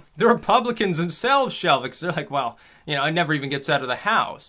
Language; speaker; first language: English; native; English